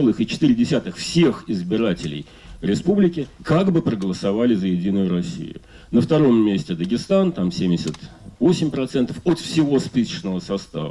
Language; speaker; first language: Russian; native; Russian